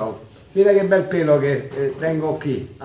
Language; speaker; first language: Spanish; non-native, learner; Italian